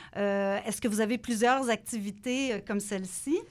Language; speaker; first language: French; non-native, fluent; Spanish